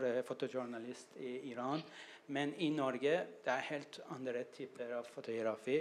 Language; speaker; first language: Norwegian; non-native, learner; Persian